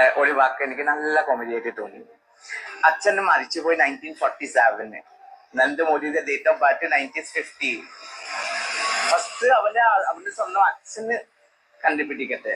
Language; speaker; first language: Malayalam; non-native, fluent; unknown